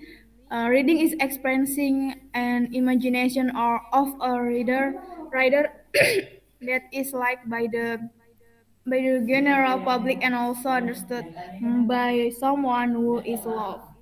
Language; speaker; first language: English; non-native, learner; Indonesian